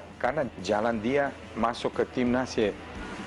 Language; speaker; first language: Indonesian; non-native, fluent; Serbian